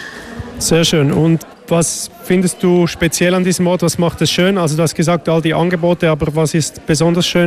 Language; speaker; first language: German; native; German